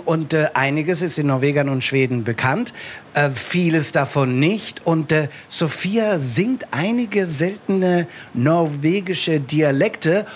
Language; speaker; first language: German; native; German